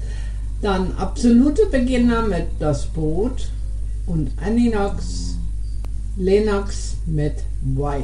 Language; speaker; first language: German; native; German